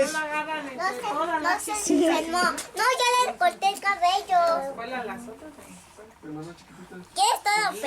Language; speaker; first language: Spanish; native; Spanish